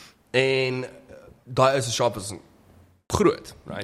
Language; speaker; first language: English; non-native, local second language; Afrikaans